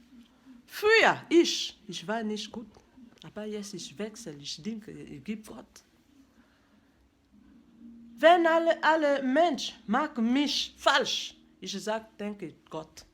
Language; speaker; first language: German; non-native, learner; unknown